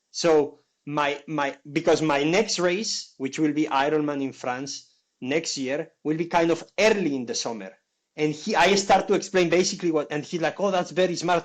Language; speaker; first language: English; non-native, fluent; Spanish